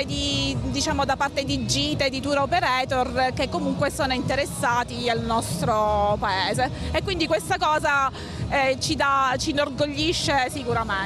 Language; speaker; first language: Italian; native; Italian